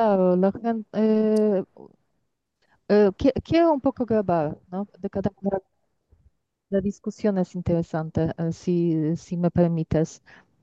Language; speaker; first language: Spanish; non-native, learner; Polish